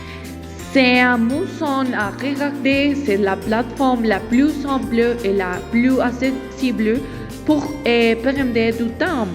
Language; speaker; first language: French; non-native, learner; Spanish